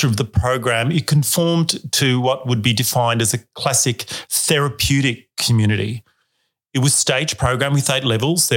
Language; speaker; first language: English; native; English